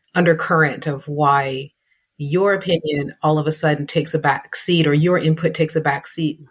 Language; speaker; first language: English; native; English